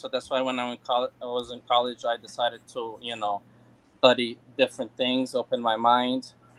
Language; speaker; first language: English; non-native, fluent; Portuguese